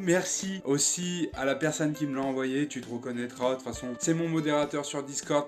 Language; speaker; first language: French; native; French